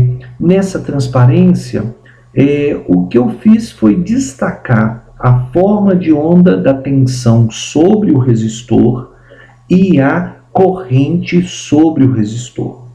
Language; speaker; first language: Portuguese; native; Portuguese